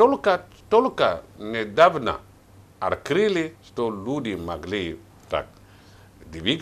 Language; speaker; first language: Russian; non-native, learner; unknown